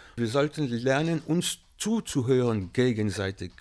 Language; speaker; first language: German; non-native, fluent; French